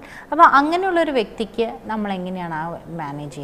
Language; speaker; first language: Malayalam; native; Malayalam